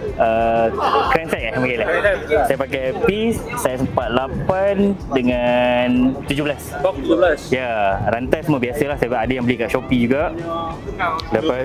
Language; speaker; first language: Malay; native; Malay